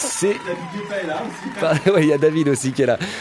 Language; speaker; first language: French; native; French